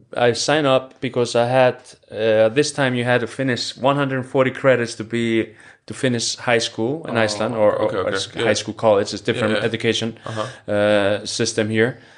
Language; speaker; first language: English; non-native, fluent; Icelandic